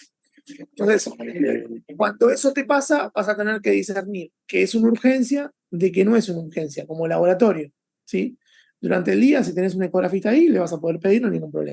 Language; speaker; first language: Spanish; native; Spanish